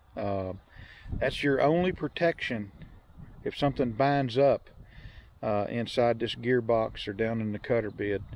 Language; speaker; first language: English; native; English